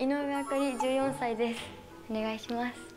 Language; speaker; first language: Japanese; native; Japanese